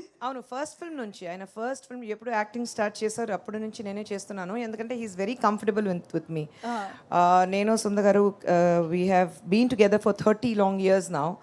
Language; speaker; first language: Telugu; non-native, local second language; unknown